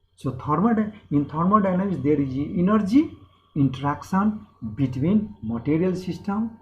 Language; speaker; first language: English; non-native, local second language; Nepali